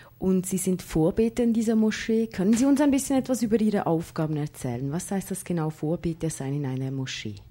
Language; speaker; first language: German; native; German